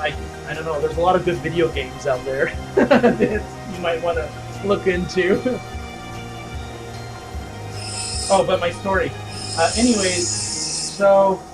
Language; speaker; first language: English; native; English